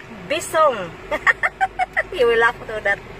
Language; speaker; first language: English; non-native, local second language; Cebuano